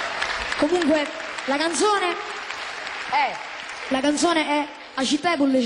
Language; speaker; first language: Italian; native; Italian